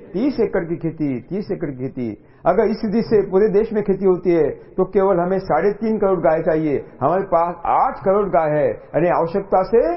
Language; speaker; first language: Hindi; non-native, local second language; Marathi